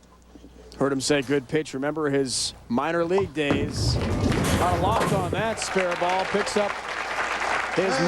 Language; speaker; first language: English; native; English